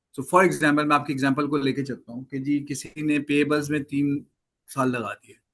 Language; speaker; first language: Urdu; native; Urdu